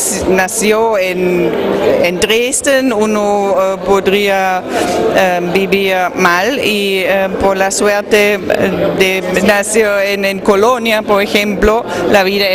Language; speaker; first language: Spanish; non-native, fluent; German